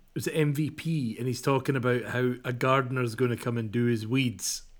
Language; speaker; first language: English; native; English